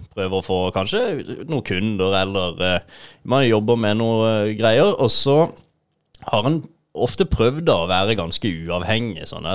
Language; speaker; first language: Norwegian; native; Norwegian